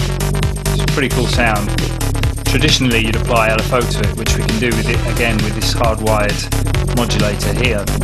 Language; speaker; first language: English; native; English